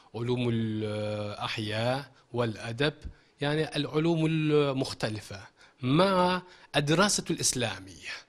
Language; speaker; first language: Arabic; non-native, fluent; Turkish